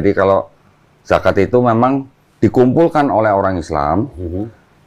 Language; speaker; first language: Indonesian; native; Indonesian